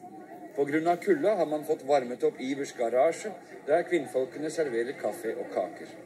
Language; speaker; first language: Norwegian; native; Norwegian